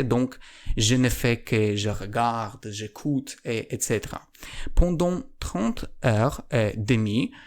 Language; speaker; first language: French; non-native, learner; Polish